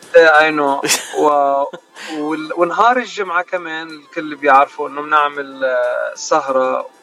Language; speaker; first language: Arabic; native; Arabic